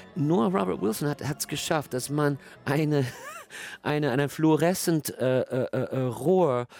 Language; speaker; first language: German; non-native, fluent; English